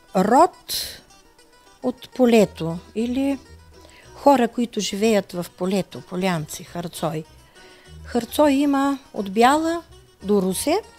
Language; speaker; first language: Bulgarian; native; Bulgarian